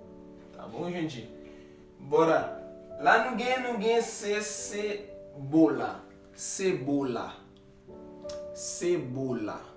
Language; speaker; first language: Portuguese; non-native, fluent; Haitian Creole